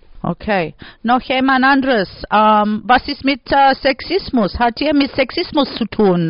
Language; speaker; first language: German; non-native, learner; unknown